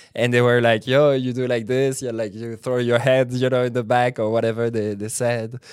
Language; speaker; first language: English; non-native, fluent; French